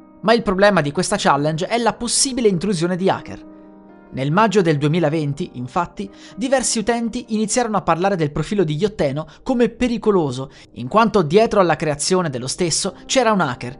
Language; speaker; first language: Italian; native; Italian